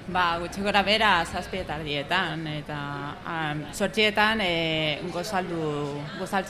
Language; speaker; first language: Basque; non-native, learner; Spanish